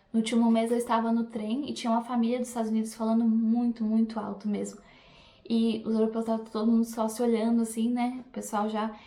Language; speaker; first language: Portuguese; native; Portuguese